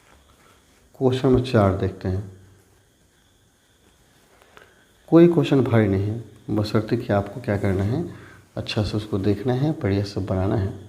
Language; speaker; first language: Hindi; native; Hindi